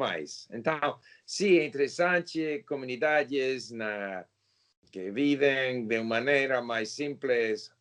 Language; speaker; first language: Portuguese; non-native, learner; English